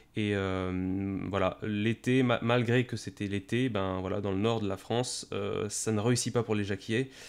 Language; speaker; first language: French; native; French